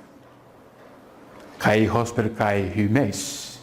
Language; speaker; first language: Greek; non-native, fluent; Portuguese